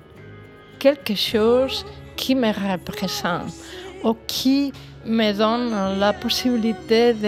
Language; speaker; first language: French; non-native, fluent; Spanish